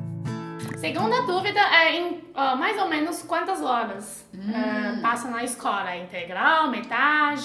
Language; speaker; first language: Portuguese; non-native, fluent; Chinese